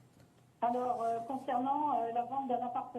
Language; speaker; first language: French; native; French